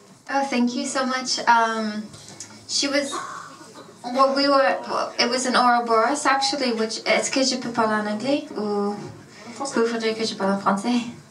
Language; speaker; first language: French; non-native, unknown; English